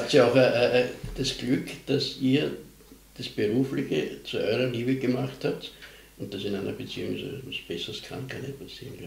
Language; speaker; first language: German; native; German